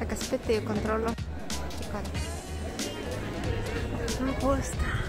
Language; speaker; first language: Italian; non-native, learner; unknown